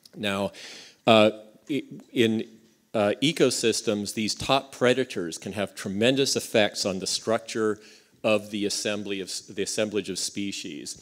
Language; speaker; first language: English; native; English